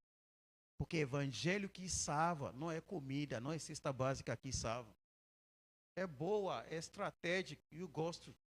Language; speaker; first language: Portuguese; non-native, learner; Yoruba